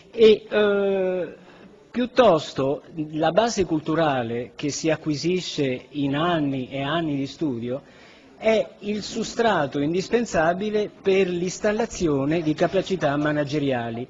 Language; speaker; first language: Italian; native; Italian